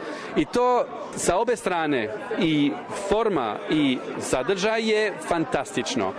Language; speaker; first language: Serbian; non-native, fluent; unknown